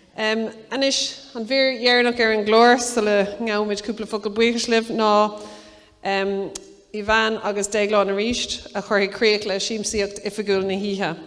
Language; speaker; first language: Irish; non-native, local second language; English